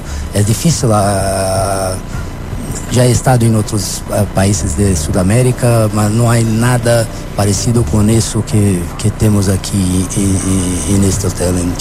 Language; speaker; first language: Spanish; non-native, learner; Portuguese